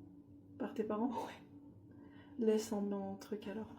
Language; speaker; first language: French; native; French